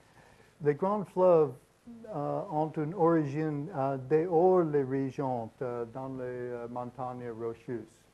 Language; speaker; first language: French; non-native, learner; English